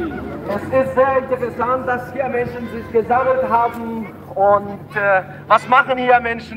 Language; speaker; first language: German; non-native, fluent; Tajik